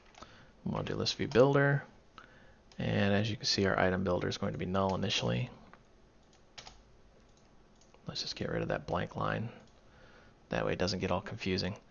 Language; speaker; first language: English; native; English